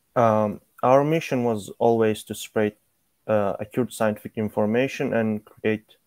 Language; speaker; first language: English; non-native, fluent; Turkish